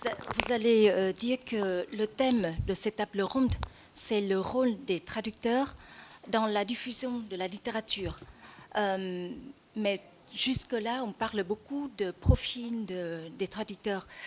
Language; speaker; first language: French; non-native, fluent; Vietnamese